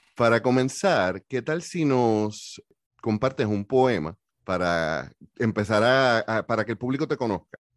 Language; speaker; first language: Spanish; native; Spanish